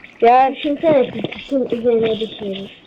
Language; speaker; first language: Turkish; native; Turkish